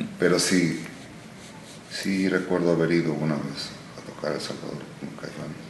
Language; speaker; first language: Spanish; native; Spanish